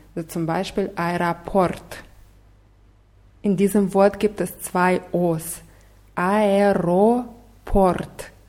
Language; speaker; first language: German; non-native, fluent; Russian